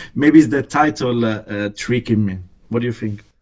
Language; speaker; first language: English; non-native, fluent; Italian